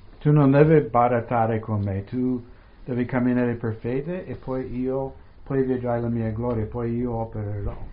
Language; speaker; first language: Italian; non-native, fluent; English